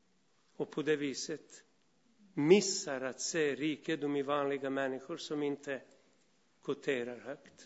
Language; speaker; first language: Swedish; non-native, fluent; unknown